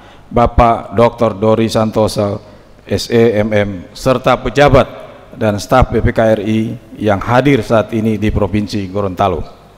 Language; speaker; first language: Indonesian; native; Indonesian